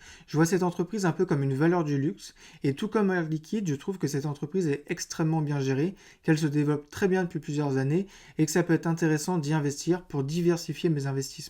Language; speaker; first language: French; native; French